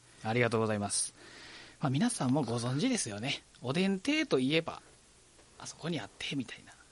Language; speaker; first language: Japanese; native; Japanese